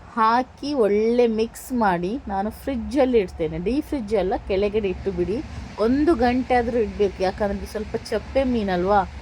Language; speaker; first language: Kannada; non-native, local second language; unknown